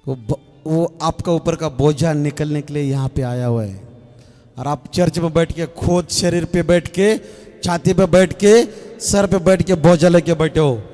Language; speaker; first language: Hindi; non-native, local second language; Marathi